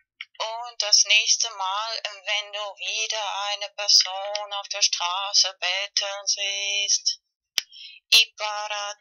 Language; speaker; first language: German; non-native, fluent; Spanish